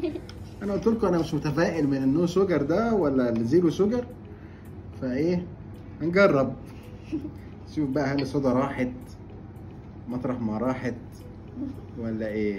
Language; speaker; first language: Arabic; native; Arabic